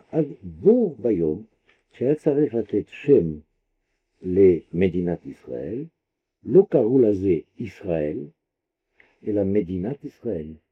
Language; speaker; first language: Hebrew; non-native, fluent; French